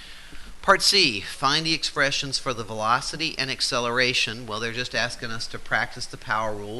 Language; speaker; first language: English; native; English